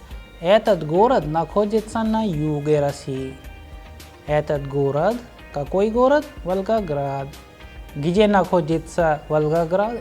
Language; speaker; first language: Russian; non-native, fluent; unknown